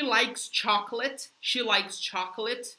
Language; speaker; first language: English; non-native, fluent; Portuguese